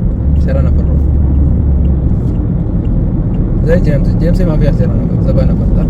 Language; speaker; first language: Arabic; non-native, learner; Malayalam